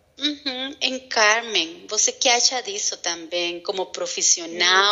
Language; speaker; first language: Portuguese; non-native, learner; Spanish